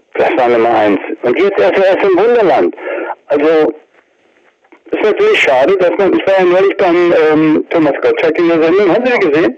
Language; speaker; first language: German; early bilingual, other home language; Italian